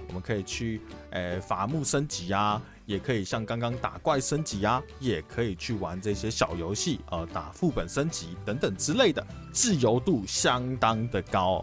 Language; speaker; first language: Chinese; native; Chinese